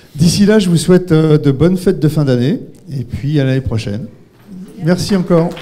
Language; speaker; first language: French; native; French